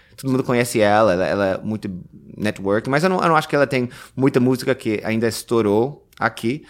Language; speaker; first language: Portuguese; non-native, fluent; English